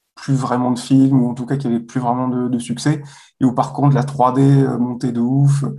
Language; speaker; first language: French; native; French